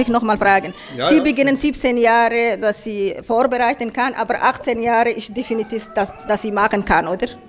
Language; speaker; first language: German; non-native, local second language; Somali